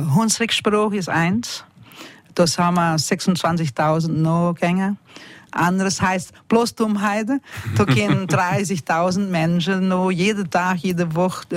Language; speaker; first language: German; early bilingual, heritage; German